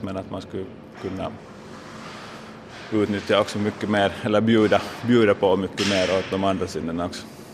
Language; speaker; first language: Swedish; native; Swedish